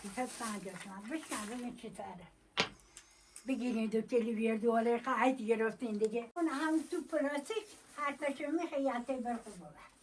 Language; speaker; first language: Persian; native; Persian